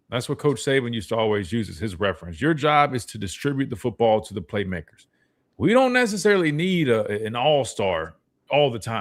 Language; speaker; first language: English; native; English